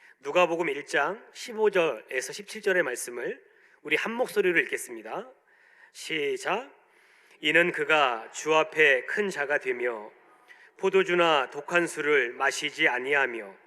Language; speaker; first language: Korean; native; Korean